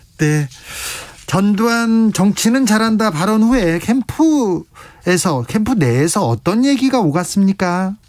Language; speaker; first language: Korean; native; Korean